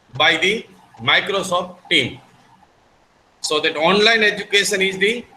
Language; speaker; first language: English; non-native, local second language; Gujarati